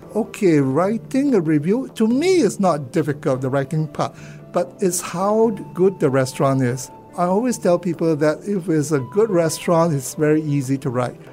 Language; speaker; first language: English; non-native, local second language; Cantonese